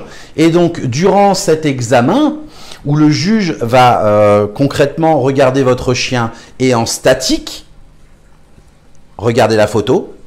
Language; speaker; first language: French; native; French